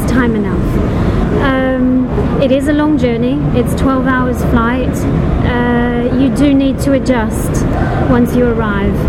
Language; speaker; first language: English; native; English